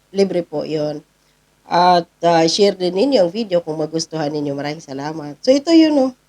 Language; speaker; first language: Filipino; non-native, local second language; Cebuano